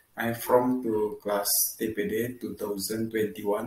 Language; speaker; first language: English; non-native, learner; Indonesian